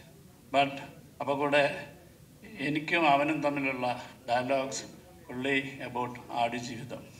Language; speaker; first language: Tamil; non-native, learner; Malayalam